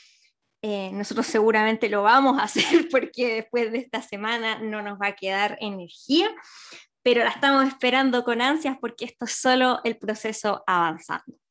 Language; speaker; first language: Spanish; native; Spanish